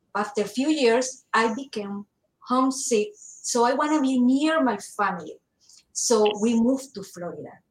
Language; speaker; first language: English; non-native, learner; Spanish